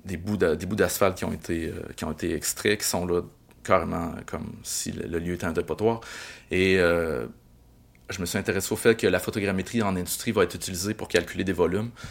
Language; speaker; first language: French; native; French